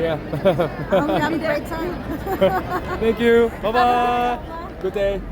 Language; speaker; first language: English; non-native, learner; Korean